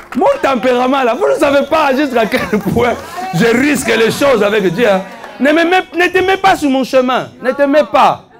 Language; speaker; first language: French; non-native, fluent; Lingala